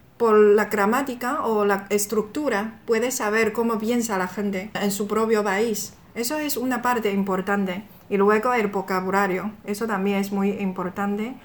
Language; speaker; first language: Spanish; non-native, fluent; Chinese